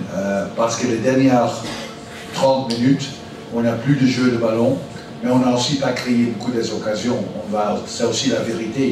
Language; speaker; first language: French; non-native, learner; Dutch